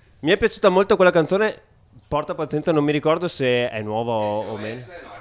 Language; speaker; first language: Italian; native; Italian